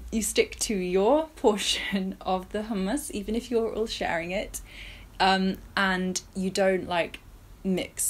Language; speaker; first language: English; native; English